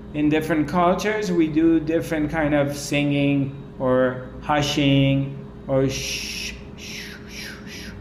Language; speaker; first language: English; non-native, fluent; Persian